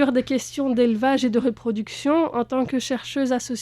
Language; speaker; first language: French; non-native, fluent; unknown